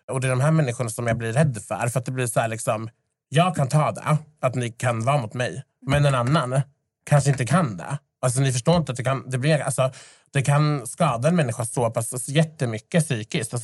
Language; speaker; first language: Swedish; early bilingual, other home language; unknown